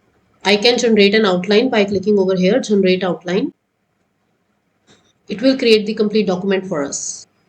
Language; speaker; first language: English; non-native, local second language; Hindi